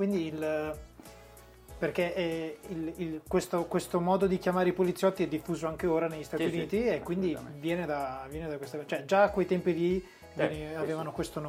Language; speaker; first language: Italian; native; Italian